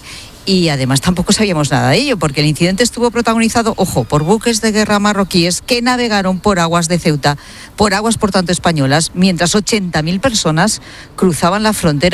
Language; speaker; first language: Spanish; native; Spanish